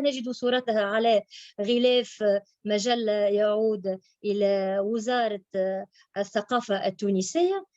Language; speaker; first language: Arabic; native; Arabic